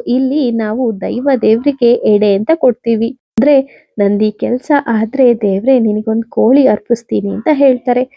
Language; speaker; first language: Kannada; non-native, local second language; Tulu